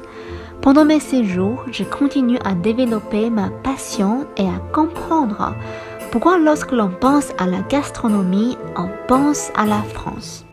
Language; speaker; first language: French; non-native, fluent; Chinese